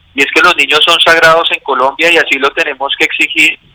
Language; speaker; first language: Spanish; native; Spanish